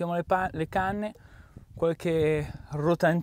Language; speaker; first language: Italian; native; Italian